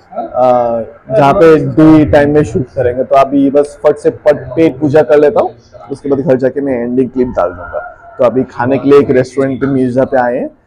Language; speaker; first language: Hindi; non-native, local second language; Assamese